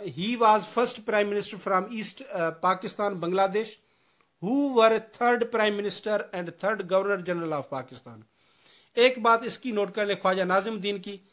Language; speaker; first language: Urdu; non-native, local second language; Sindhi